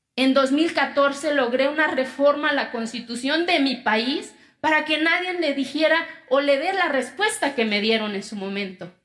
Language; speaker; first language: Spanish; non-native, local second language; Zapotec